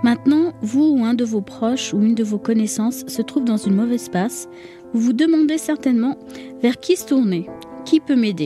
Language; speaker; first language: French; native; French